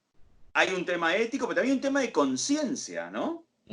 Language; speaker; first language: Spanish; native; Spanish